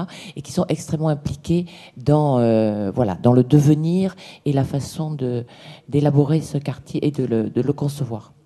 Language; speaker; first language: French; native; French